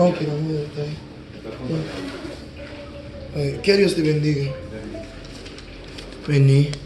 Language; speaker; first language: Spanish; non-native, learner; Haitian Creole